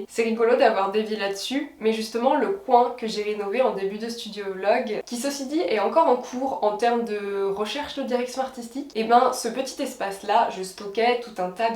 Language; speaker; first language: French; native; French